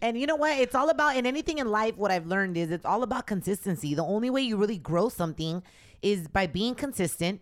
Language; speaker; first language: English; early bilingual, other home language; Spanish